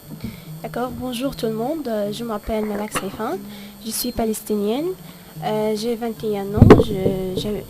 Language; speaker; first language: French; non-native, fluent; Arabic